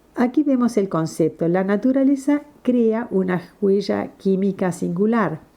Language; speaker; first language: Spanish; non-native, fluent; English